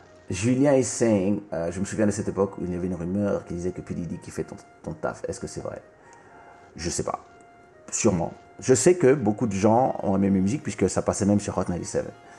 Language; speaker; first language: French; native; French